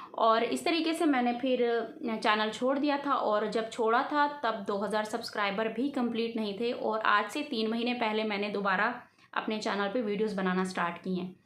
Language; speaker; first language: Urdu; native; Urdu